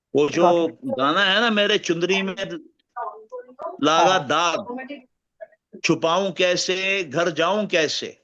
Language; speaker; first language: Hindi; native; Hindi